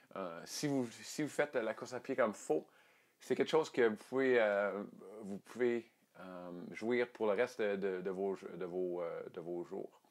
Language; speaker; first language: French; native; French